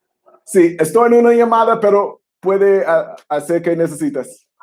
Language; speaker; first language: Spanish; non-native, learner; English